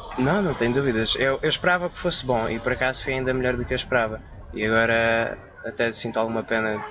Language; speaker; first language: Portuguese; early bilingual, other home language; Romanian